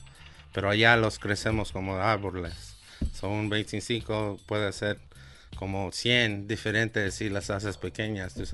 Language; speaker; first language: Spanish; early bilingual, heritage; Spanish